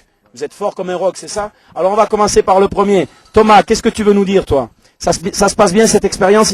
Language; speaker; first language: French; native; French